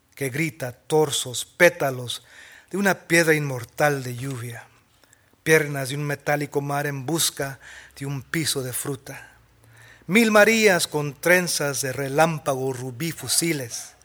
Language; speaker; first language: Spanish; early bilingual, heritage; Spanish